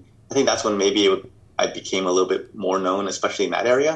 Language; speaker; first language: English; native; English